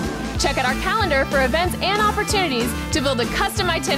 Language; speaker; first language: English; native; English